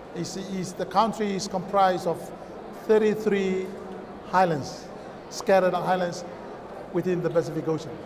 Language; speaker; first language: English; non-native, fluent; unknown